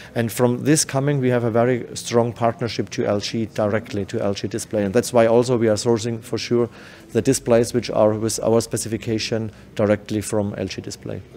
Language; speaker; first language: English; non-native, fluent; German